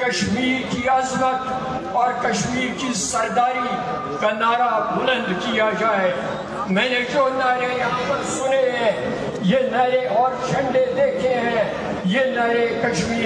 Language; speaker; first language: Urdu; non-native, local second language; Kashmiri